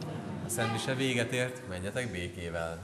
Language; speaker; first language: Hungarian; native; Hungarian